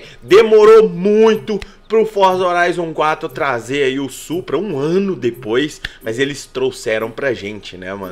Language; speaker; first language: Portuguese; native; Portuguese